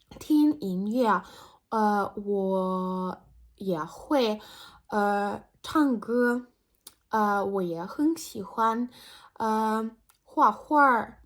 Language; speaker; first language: Chinese; non-native, fluent; Ukrainian